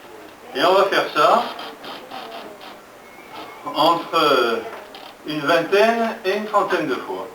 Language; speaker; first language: French; native; French